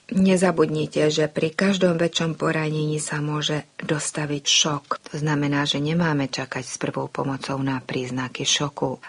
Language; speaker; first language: Slovak; early bilingual, heritage; Slovak